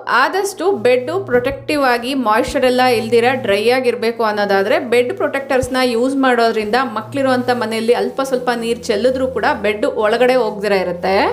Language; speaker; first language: Kannada; non-native, local second language; Telugu